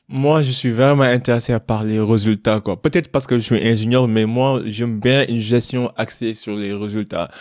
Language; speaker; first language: French; non-native, local second language; Wolof